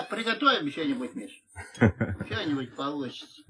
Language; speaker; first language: Russian; native; Russian